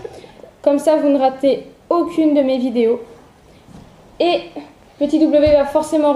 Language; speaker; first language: French; native; French